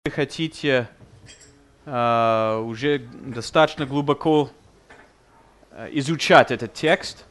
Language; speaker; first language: Russian; non-native, fluent; English